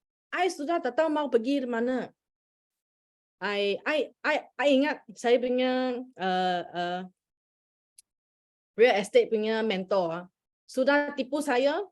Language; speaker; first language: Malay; non-native, local second language; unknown